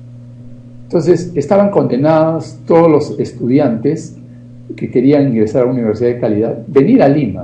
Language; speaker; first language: Spanish; native; Spanish